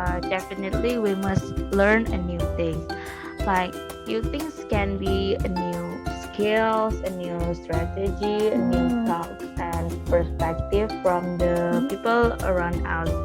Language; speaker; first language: English; non-native, learner; Indonesian